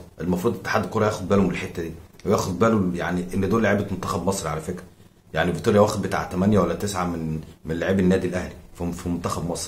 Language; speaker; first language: Arabic; native; Arabic